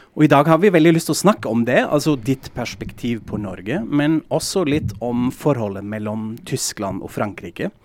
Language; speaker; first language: Norwegian; non-native, fluent; German